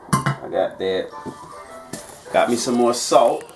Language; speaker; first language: English; native; English